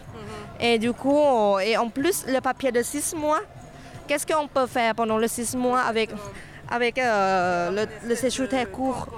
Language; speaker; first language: French; non-native, fluent; Thai